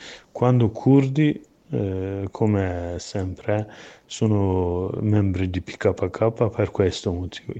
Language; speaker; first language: Italian; non-native, learner; Kurdish